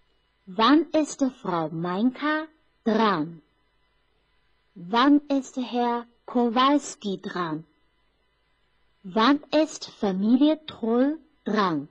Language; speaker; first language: German; non-native, fluent; Chinese